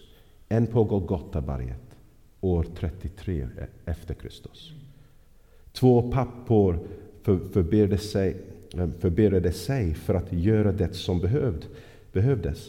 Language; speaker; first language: Swedish; non-native, fluent; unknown